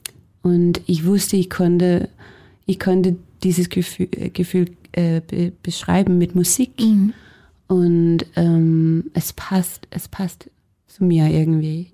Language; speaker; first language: German; non-native, fluent; Danish